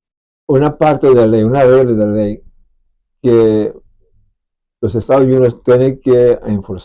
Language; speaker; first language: Spanish; early bilingual, other home language; English